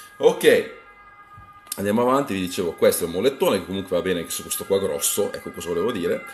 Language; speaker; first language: Italian; native; Italian